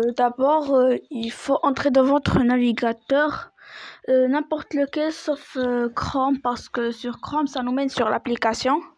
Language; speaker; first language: French; non-native, local second language; Arabic